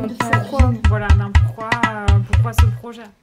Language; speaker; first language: French; native; French